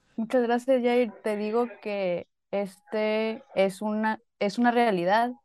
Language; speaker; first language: Spanish; native; Spanish